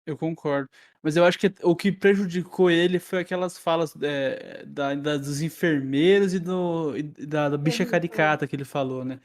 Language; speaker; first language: Portuguese; native; Portuguese